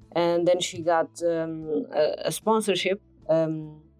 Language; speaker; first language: English; non-native, fluent; Portuguese